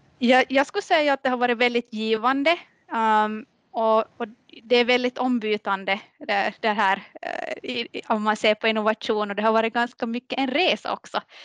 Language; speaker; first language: Swedish; native; Swedish